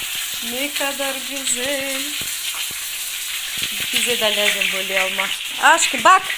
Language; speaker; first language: Turkish; non-native, learner; Russian